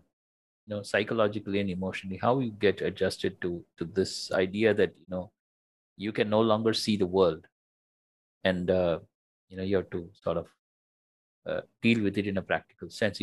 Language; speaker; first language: English; non-native, local second language; Tamil